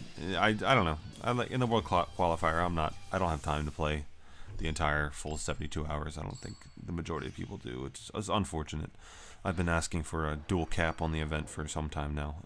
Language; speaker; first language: English; native; English